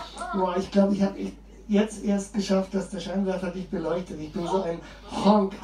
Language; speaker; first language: German; native; German